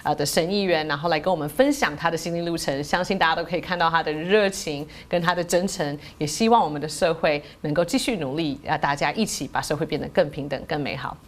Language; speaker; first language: Chinese; native; Chinese